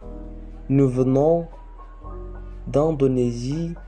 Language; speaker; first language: French; non-native, learner; Indonesian